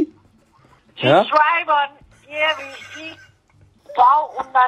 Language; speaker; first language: German; non-native, learner; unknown